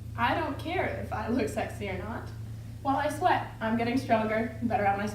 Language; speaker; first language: English; native; English